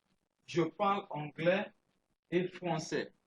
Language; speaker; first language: French; non-native, fluent; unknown